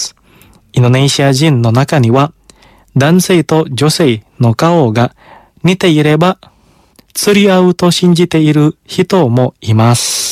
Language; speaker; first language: Japanese; non-native, fluent; Indonesian